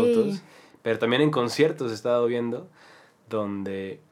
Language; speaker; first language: Spanish; native; Spanish